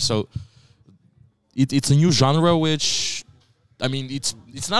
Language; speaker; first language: English; non-native, fluent; Macedonian